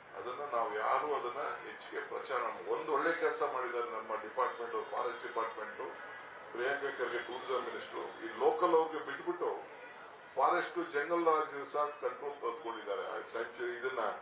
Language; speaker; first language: Kannada; native; Kannada